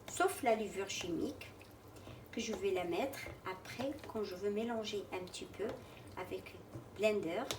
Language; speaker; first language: French; non-native, local second language; Arabic